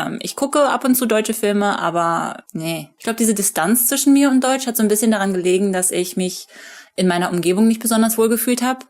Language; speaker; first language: German; native; German